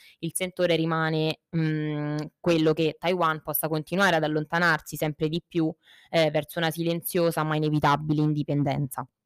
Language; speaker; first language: Italian; native; Italian